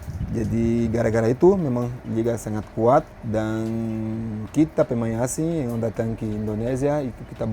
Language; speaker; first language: Indonesian; non-native, fluent; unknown